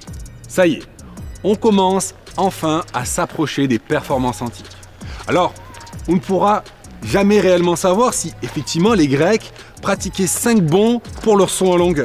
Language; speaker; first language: French; native; French